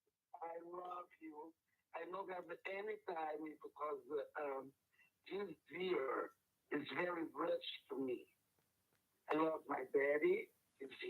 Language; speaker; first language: English; non-native, learner; Portuguese